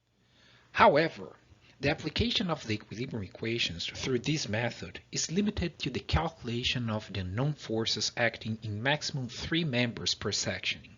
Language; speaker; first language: English; non-native, fluent; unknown